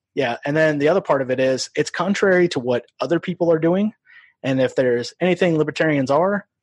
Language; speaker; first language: English; native; English